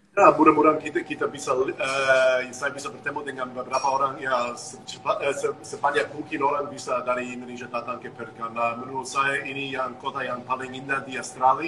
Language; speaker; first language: Indonesian; non-native, fluent; English